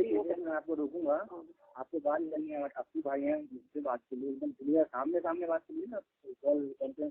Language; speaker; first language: Hindi; native; Hindi